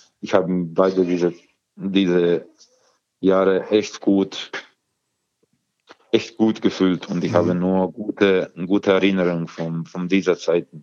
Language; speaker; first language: German; non-native, learner; Croatian